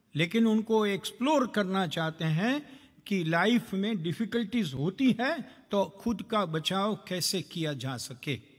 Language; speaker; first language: Hindi; non-native, local second language; Gujarati